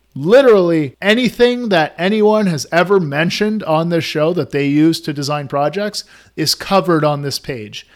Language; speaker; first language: English; native; English